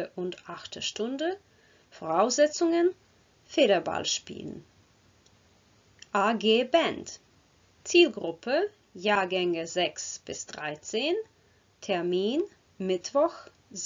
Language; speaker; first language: German; non-native, fluent; Croatian